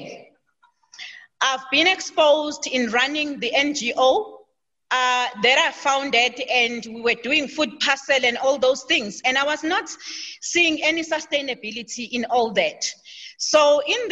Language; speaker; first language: English; non-native, local second language; Zulu